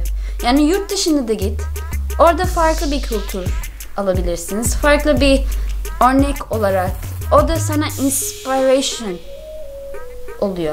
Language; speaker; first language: Turkish; non-native, learner; English